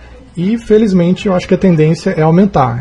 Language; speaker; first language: Portuguese; native; Portuguese